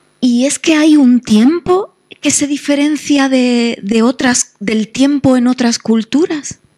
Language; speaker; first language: Spanish; native; Spanish